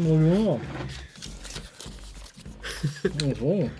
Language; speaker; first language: English; native; English